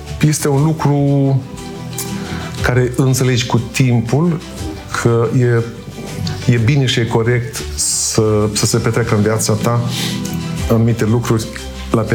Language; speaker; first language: Romanian; native; Romanian